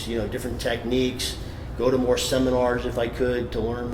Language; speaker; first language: English; native; English